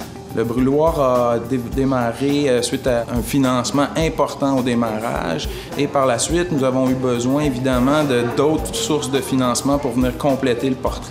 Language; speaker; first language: French; native; French